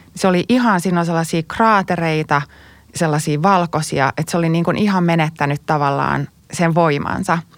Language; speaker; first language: Finnish; native; Finnish